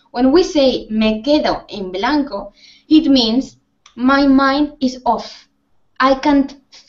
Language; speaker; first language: English; non-native, fluent; Spanish